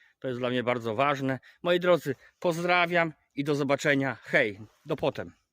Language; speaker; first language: Polish; native; Polish